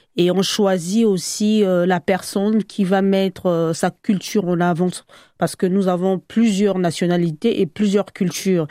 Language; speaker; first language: French; native; French